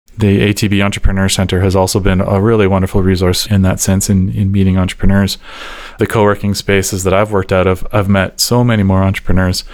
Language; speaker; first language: English; native; English